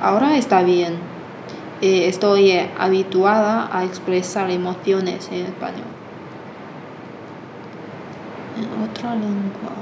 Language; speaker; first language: Spanish; non-native, fluent; Chinese